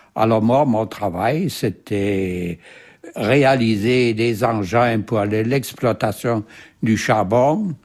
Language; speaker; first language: French; non-native, fluent; German